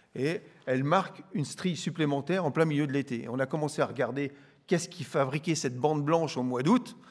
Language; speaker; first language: French; native; French